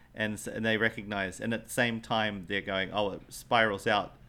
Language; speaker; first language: English; native; English